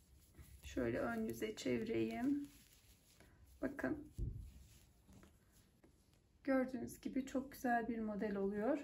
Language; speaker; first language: Turkish; native; Turkish